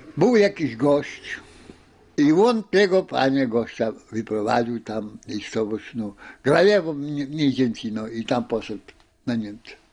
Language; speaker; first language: Polish; native; Polish